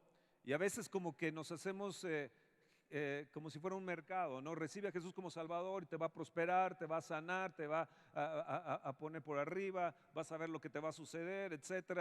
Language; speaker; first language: Spanish; native; Spanish